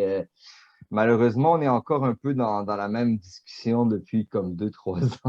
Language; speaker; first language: French; native; French